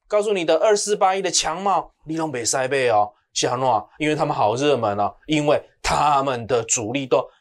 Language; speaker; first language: Chinese; native; Chinese